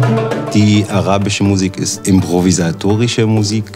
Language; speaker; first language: German; non-native, learner; Arabic